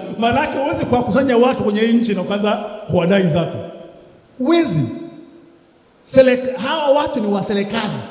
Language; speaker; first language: Swahili; native; Swahili